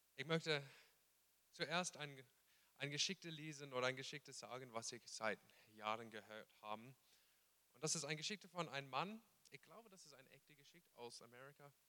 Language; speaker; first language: German; non-native, fluent; English